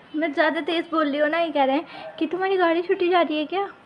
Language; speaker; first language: Hindi; native; Hindi